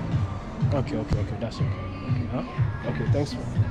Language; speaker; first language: English; non-native, fluent; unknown